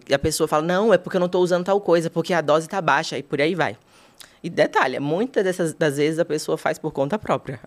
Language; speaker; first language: Portuguese; native; Portuguese